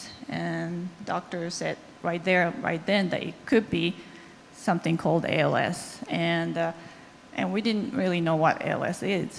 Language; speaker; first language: English; non-native, fluent; Japanese